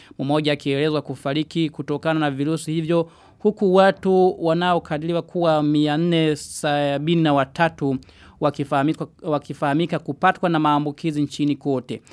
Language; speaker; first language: Swahili; non-native, local second language; Rundi